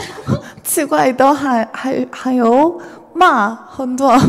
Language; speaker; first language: Chinese; non-native, learner; Korean